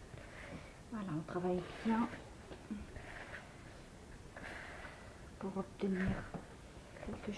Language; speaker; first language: French; native; French